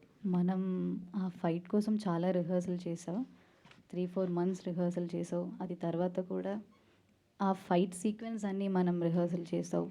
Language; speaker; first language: Telugu; non-native, learner; Malayalam